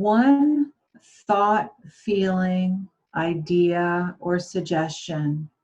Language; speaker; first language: English; native; English